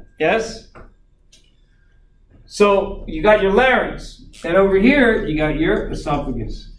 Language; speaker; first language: English; native; English